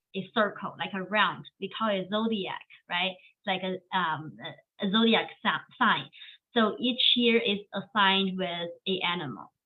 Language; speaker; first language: English; non-native, fluent; Chinese